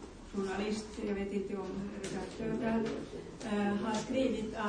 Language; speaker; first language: Swedish; non-native, local second language; Finnish